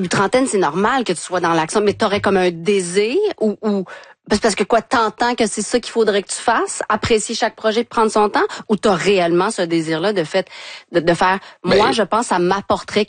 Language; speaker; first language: French; native; French